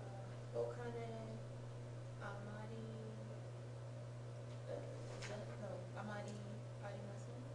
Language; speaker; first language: Japanese; non-native, learner; English